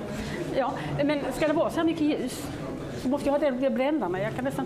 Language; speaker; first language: Swedish; native; Swedish